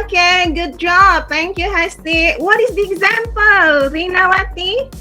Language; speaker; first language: English; non-native, fluent; Indonesian